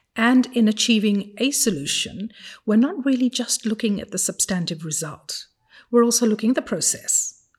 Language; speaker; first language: English; non-native, fluent; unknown